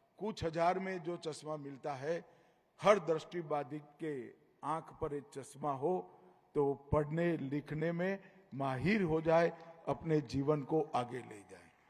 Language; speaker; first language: Hindi; non-native, local second language; Gujarati